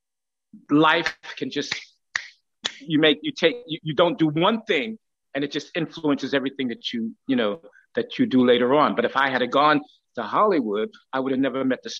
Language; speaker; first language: English; native; English